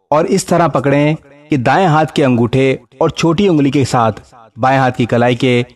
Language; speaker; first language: Urdu; native; Urdu